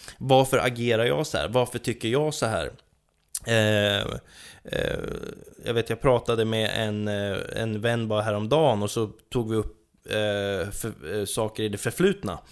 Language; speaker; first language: Swedish; native; Swedish